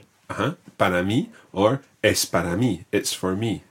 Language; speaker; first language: Spanish; non-native, fluent; English